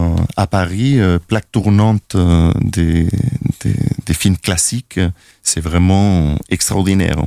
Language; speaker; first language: French; non-native, fluent; Spanish